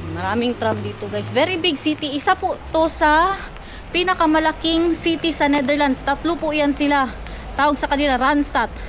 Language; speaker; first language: Filipino; non-native, local second language; Cebuano